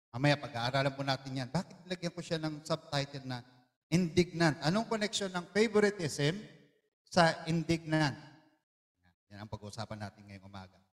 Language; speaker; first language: Filipino; non-native, local second language; Iloko